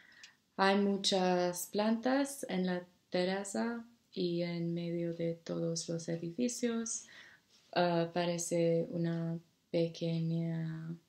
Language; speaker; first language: Spanish; non-native, learner; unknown